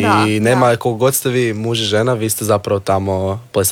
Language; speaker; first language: Serbian; native; Serbian